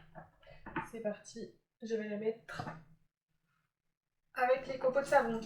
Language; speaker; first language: French; native; French